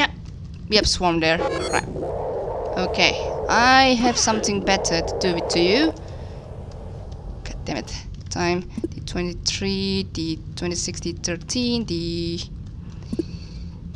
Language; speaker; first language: English; non-native, fluent; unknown